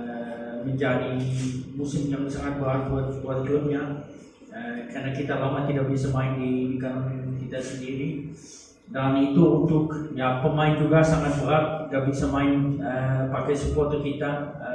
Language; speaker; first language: Indonesian; non-native, fluent; Dutch